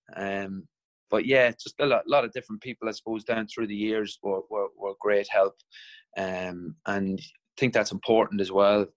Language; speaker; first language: English; native; English